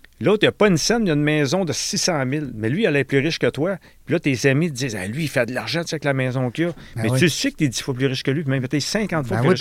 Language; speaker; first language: French; native; French